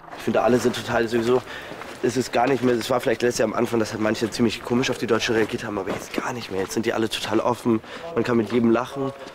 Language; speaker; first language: German; native; German